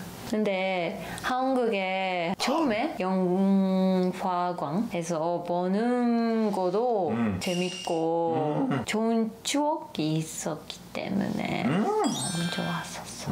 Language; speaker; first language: Korean; non-native, learner; Japanese